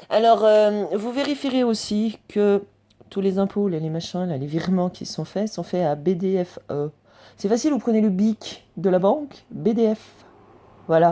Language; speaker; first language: French; native; French